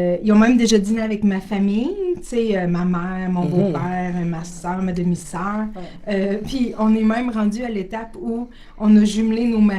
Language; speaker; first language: French; native; French